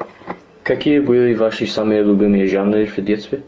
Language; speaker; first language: Russian; non-native, learner; English